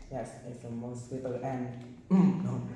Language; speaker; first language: English; non-native, learner; Indonesian